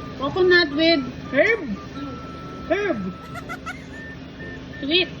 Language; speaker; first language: English; non-native, local second language; Filipino